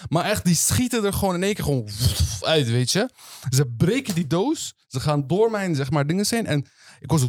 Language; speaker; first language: Dutch; early bilingual, other home language; Turkish